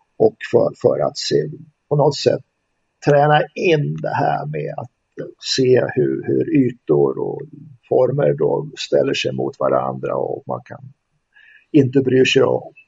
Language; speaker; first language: Swedish; native; Swedish